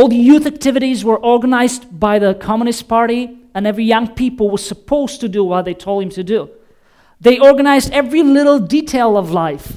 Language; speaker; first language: English; non-native, fluent; Bulgarian